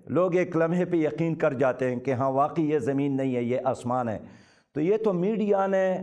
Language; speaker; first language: Urdu; non-native, local second language; Pashto